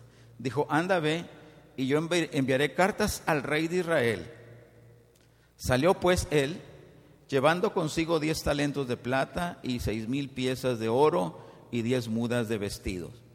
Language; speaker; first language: Spanish; native; Spanish